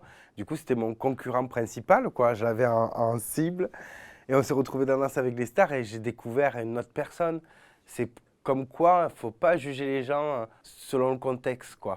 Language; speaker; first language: French; native; French